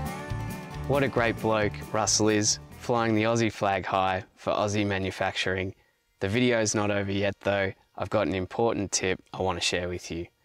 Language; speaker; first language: English; native; English